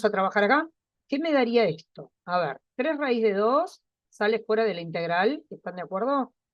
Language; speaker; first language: Spanish; native; Spanish